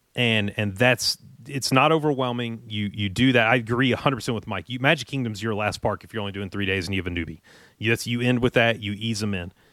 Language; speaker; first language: English; native; English